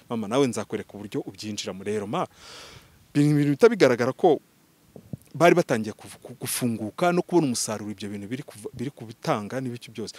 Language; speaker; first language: Kinyarwanda; early bilingual, heritage; Kinyarwanda